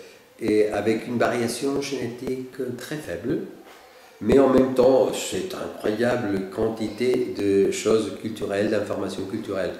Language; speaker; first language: French; non-native, fluent; Spanish